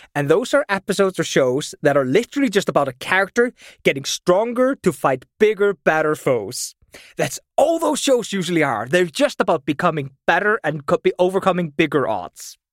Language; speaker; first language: English; non-native, fluent; German